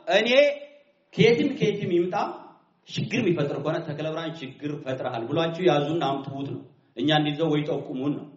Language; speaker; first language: Amharic; non-native, local second language; Sidamo